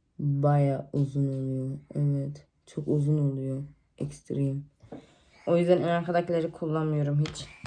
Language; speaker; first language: Turkish; early bilingual, heritage; Turkish